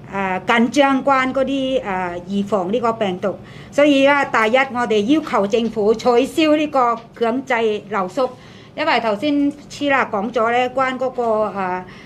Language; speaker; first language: Cantonese; non-native, fluent; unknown